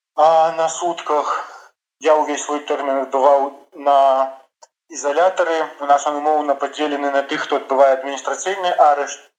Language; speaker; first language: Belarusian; non-native, local second language; Russian